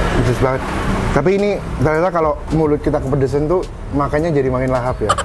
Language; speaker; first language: Indonesian; native; Indonesian